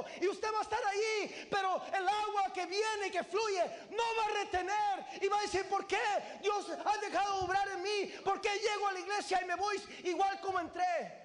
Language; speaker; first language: Spanish; native; Spanish